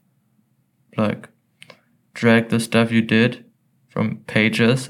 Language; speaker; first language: English; non-native, fluent; German